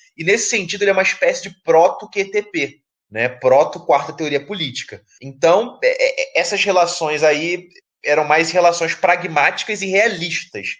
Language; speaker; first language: Portuguese; native; Portuguese